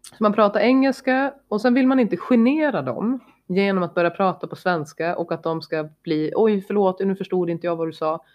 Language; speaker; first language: Swedish; native; Swedish